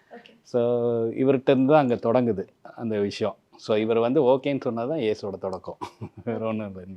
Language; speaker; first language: Tamil; native; Tamil